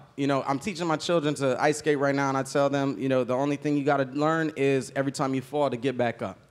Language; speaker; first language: English; native; English